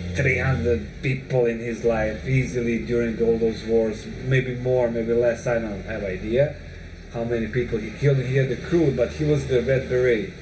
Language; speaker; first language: English; non-native, fluent; Serbian